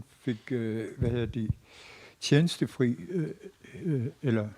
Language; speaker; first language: Danish; non-native, local second language; Kalaallisut